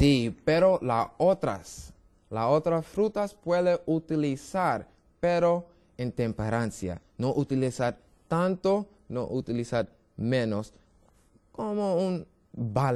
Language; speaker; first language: Spanish; non-native, learner; English